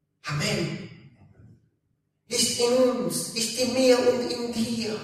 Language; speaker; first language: German; non-native, learner; Italian